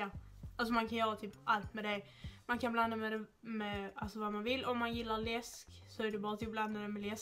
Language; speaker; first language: Swedish; native; Swedish